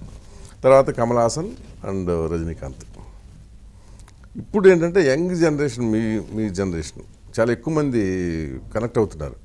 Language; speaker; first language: Telugu; native; Telugu